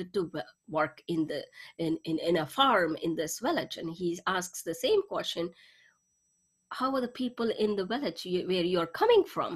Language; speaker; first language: English; non-native, local second language; Tamil